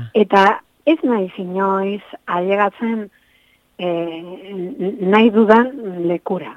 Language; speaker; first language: Basque; non-native, local second language; Spanish